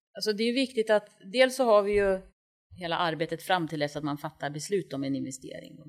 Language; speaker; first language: Swedish; native; Swedish